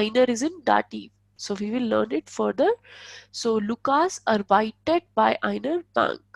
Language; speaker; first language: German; non-native, fluent; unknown